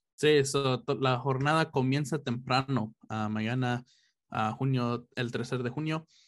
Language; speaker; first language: Spanish; early bilingual, heritage; Spanish